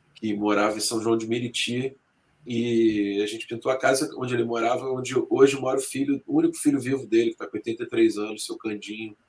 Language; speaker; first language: Portuguese; native; Portuguese